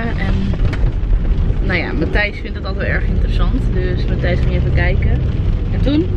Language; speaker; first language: Dutch; native; Dutch